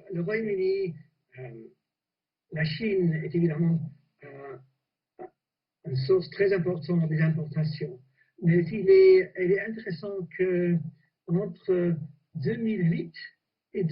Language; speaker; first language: French; non-native, fluent; English